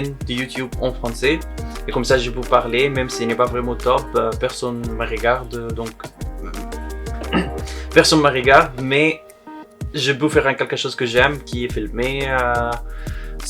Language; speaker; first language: French; non-native, learner; Arabic